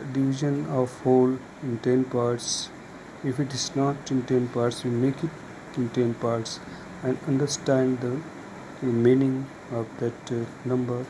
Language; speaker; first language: English; non-native, local second language; Hindi